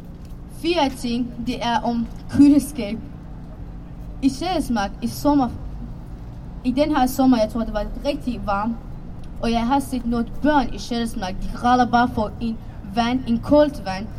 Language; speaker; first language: Danish; non-native, learner; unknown